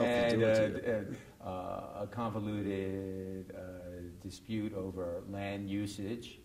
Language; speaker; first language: English; native; English